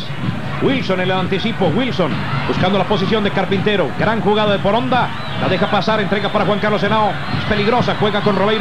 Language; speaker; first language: Spanish; native; Spanish